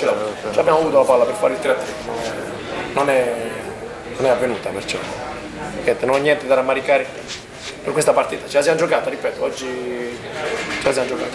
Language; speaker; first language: Italian; native; Italian